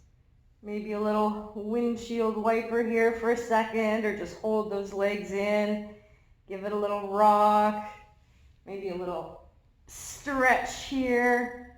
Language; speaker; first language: English; native; English